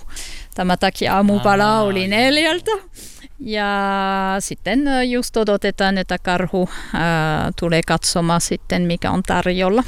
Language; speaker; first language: Finnish; non-native, learner; French